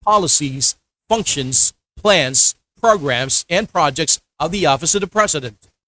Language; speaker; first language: English; non-native, local second language; Filipino